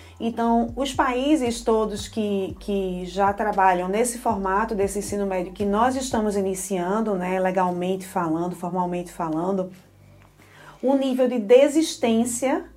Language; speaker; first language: Portuguese; native; Portuguese